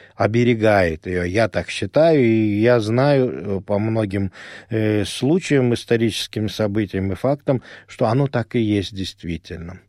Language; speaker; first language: Russian; non-native, local second language; Azerbaijani